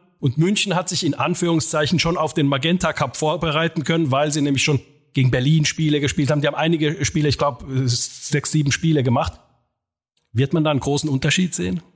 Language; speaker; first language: German; non-native, fluent; Finnish